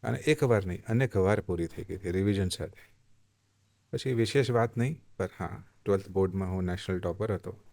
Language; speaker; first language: Gujarati; non-native, local second language; Hindi